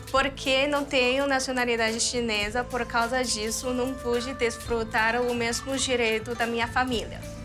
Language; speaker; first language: Portuguese; non-native, fluent; Chinese